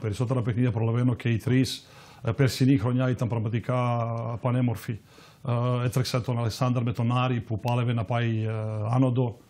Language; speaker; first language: Greek; non-native, fluent; Serbian